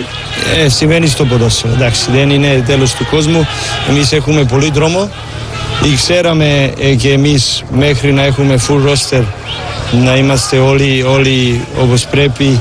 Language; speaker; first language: Greek; non-native, learner; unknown